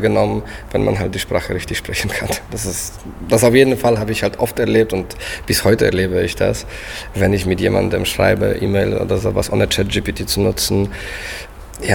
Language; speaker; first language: German; non-native, fluent; Polish